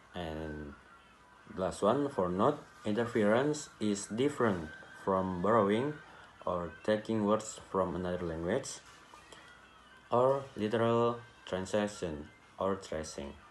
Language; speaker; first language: English; non-native, learner; Indonesian